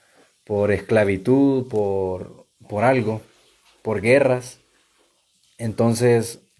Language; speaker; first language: Spanish; native; Spanish